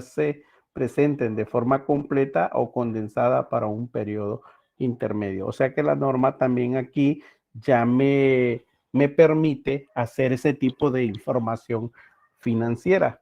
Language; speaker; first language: Spanish; native; Spanish